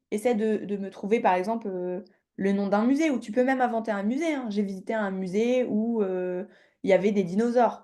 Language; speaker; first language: French; native; French